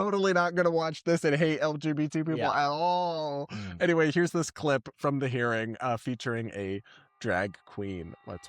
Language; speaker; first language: English; native; English